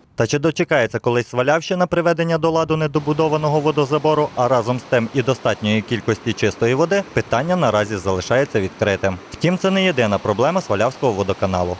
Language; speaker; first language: Ukrainian; native; Ukrainian